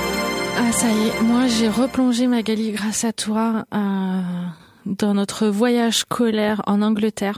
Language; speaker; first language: French; native; French